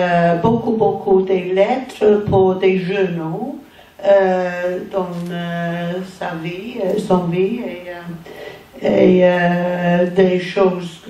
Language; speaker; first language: French; non-native, learner; English